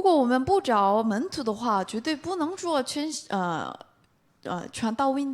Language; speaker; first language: Chinese; non-native, fluent; Korean